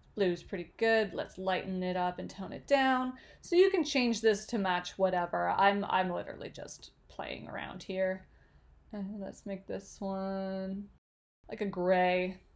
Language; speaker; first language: English; native; English